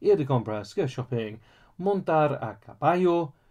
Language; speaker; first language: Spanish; non-native, learner; English